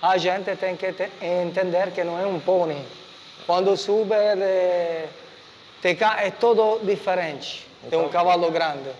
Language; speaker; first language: Portuguese; non-native, learner; Italian